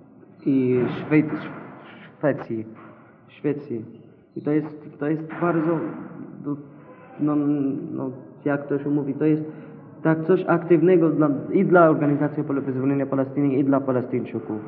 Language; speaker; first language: Polish; non-native, learner; Arabic